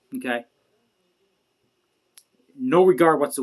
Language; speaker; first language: English; native; English